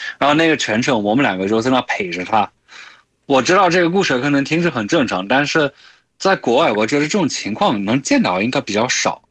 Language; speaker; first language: Chinese; non-native, fluent; English